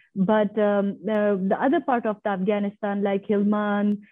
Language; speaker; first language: English; non-native, fluent; Persian